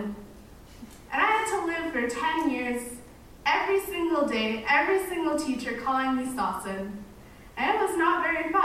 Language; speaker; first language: English; non-native, fluent; Arabic